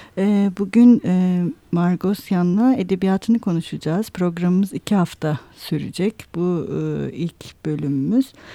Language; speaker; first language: Turkish; native; Turkish